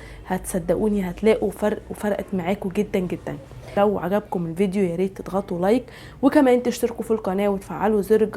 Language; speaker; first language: Arabic; native; Arabic